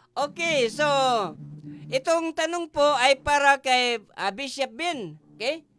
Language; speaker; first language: Filipino; non-native, local second language; Waray